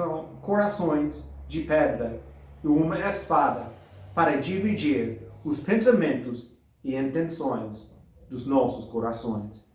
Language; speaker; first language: Portuguese; non-native, fluent; English